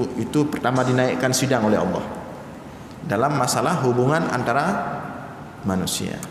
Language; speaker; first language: Malay; non-native, local second language; Achinese